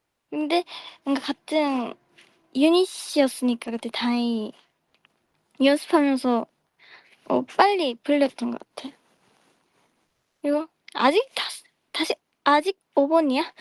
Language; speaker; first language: Korean; non-native, fluent; Japanese